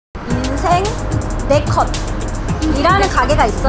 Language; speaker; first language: Korean; non-native, fluent; Arabic